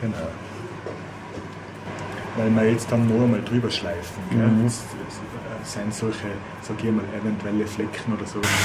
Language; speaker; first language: German; native; German